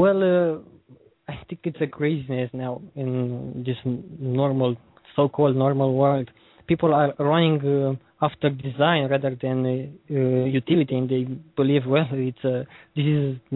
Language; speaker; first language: English; non-native, learner; Romanian